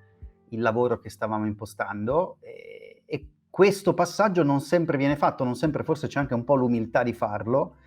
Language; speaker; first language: Italian; native; Italian